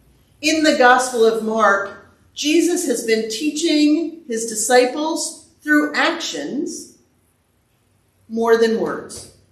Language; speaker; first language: English; native; English